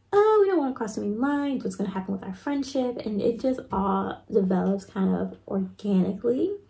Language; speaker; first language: English; native; English